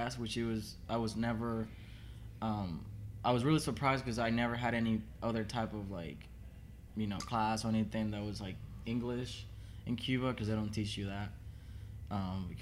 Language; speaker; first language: English; non-native, fluent; Spanish